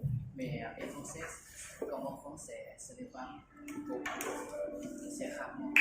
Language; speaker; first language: French; non-native, learner; Lao